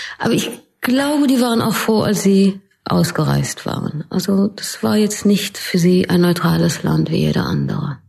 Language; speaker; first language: German; non-native, fluent; Arabic